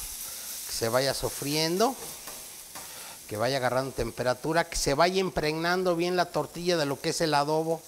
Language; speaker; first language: Spanish; native; Spanish